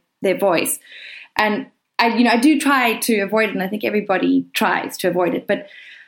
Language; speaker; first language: English; native; English